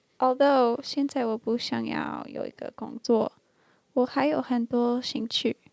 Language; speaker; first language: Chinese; non-native, learner; English